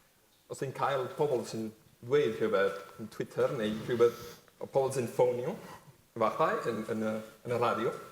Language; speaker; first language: Welsh; non-native, fluent; Spanish